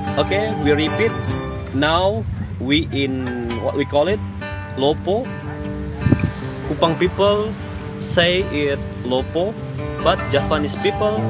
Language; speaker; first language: English; non-native, learner; Indonesian